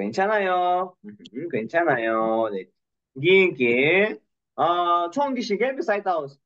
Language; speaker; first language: Korean; non-native, fluent; Kyrgyz